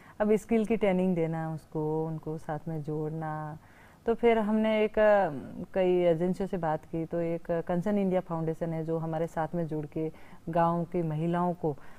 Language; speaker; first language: Hindi; native; Hindi